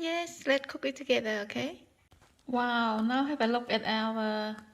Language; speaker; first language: English; non-native, learner; Khmer